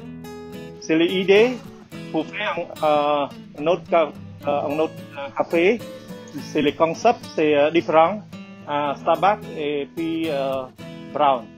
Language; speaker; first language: French; non-native, learner; Khmer